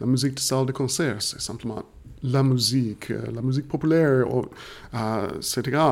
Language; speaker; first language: French; non-native, fluent; English